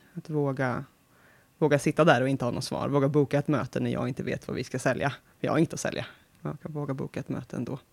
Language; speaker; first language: Swedish; native; Swedish